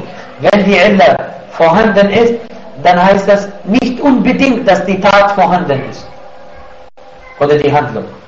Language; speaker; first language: German; non-native, fluent; Arabic